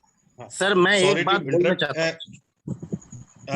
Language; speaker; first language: Hindi; non-native, local second language; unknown